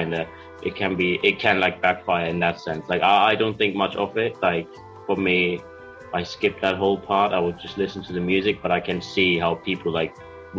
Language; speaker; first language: English; non-native, fluent; German